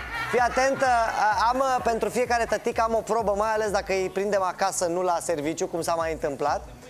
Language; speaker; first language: Romanian; native; Romanian